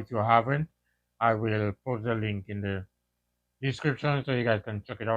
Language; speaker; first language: English; native; English